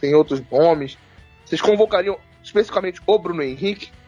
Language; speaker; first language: Portuguese; native; Portuguese